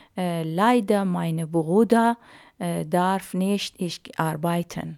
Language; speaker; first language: German; non-native, learner; Arabic